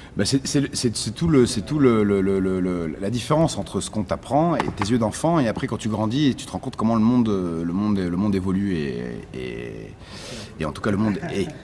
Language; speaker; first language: French; early bilingual, other home language; Arabic